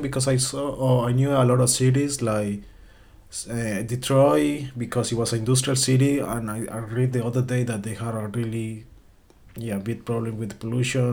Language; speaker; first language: English; non-native, learner; Spanish